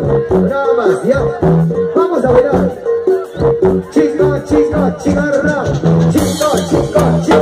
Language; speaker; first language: Spanish; native; Spanish